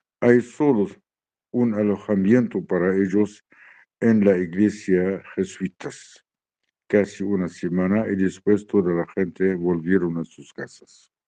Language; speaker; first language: Spanish; non-native, learner; Arabic